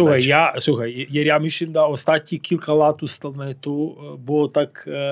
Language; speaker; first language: Polish; non-native, learner; Serbian